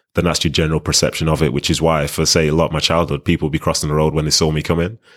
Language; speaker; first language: English; native; English